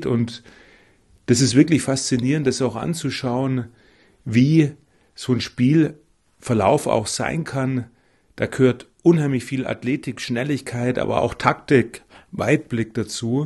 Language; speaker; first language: German; native; German